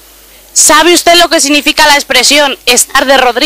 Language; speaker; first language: Spanish; native; Spanish